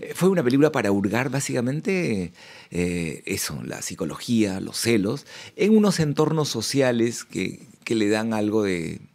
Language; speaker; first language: Spanish; native; Spanish